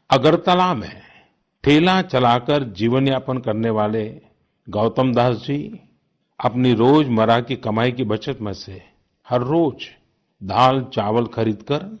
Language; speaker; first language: Hindi; non-native, local second language; Gujarati